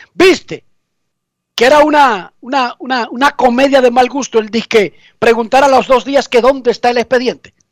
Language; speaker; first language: Spanish; native; Spanish